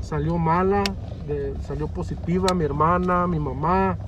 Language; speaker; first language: Spanish; early bilingual, heritage; Spanish